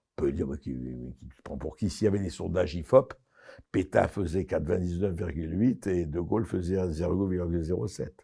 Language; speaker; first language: French; native; French